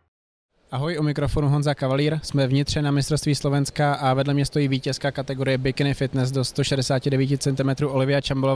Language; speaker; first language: Czech; native; Czech